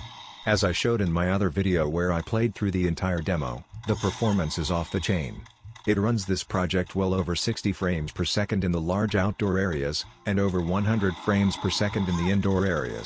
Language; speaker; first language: English; native; English